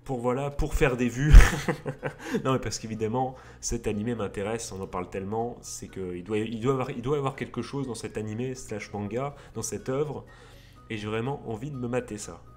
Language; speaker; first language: French; native; French